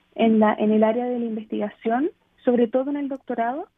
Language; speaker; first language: Spanish; native; Spanish